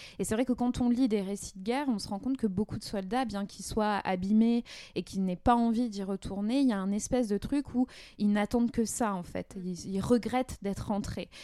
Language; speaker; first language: French; native; French